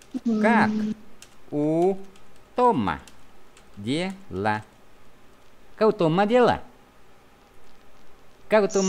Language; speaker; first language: Russian; non-native, fluent; Vietnamese